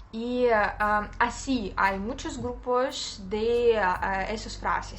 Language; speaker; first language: Spanish; non-native, fluent; Russian